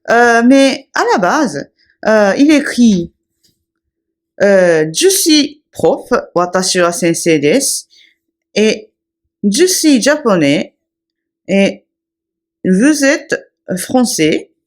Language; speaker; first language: French; non-native, fluent; Japanese